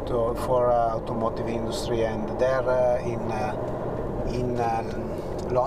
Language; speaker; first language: English; non-native, learner; Italian